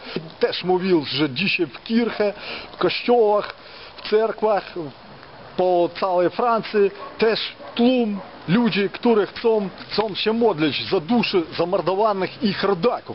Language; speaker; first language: Polish; non-native, fluent; Ukrainian